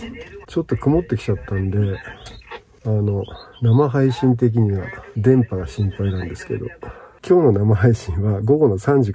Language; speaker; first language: Japanese; native; Japanese